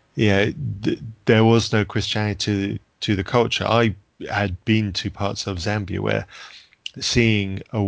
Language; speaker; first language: English; native; English